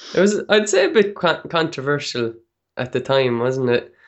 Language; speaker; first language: English; native; English